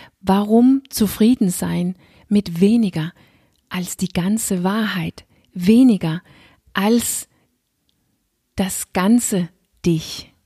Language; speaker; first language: German; non-native, fluent; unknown